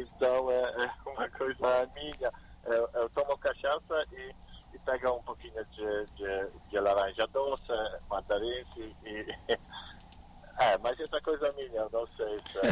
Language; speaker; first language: Portuguese; non-native, learner; Polish